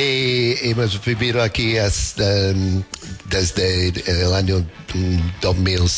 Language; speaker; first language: Spanish; non-native, learner; English